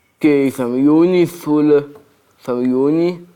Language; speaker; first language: German; non-native, learner; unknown